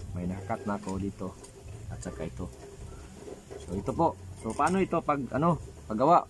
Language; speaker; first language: Filipino; non-native, local second language; Cebuano